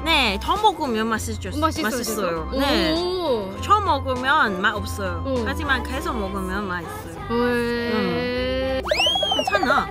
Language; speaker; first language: Korean; non-native, learner; Cantonese